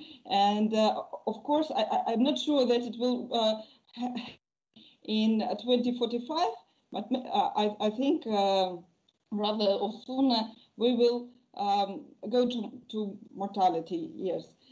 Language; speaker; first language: English; non-native, fluent; Russian